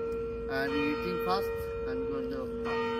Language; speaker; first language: English; non-native, learner; Bangla